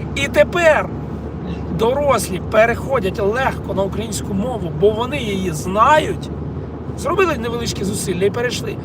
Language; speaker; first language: Ukrainian; non-native, local second language; Russian